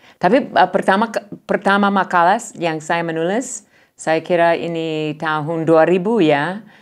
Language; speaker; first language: Indonesian; non-native, learner; English